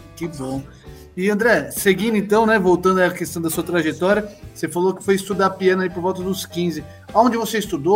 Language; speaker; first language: Portuguese; native; Portuguese